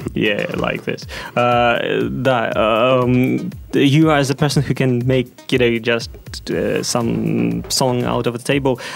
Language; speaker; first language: English; non-native, fluent; Russian